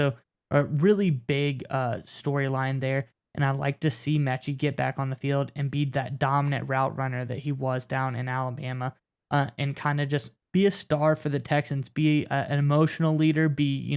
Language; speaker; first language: English; native; English